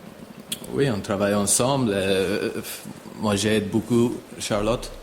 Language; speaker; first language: French; non-native, fluent; English